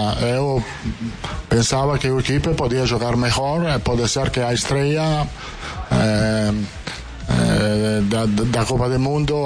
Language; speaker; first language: Portuguese; non-native, fluent; Italian